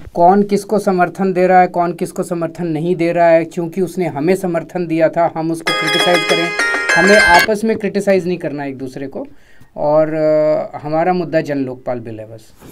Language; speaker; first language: Hindi; native; Hindi